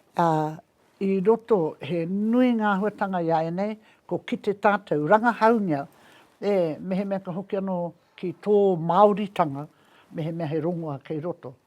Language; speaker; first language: Māori; native; Māori